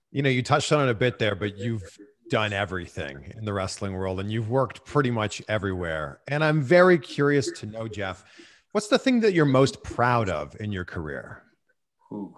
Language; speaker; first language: English; native; English